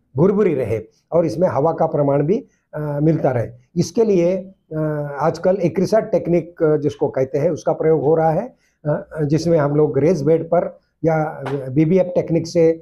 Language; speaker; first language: Hindi; non-native, local second language; Marathi